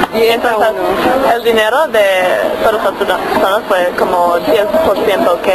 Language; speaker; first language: Spanish; non-native, learner; English